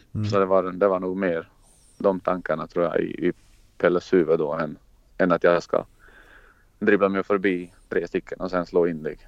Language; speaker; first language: Swedish; non-native, fluent; Croatian